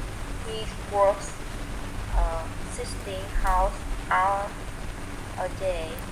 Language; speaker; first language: English; non-native, learner; Vietnamese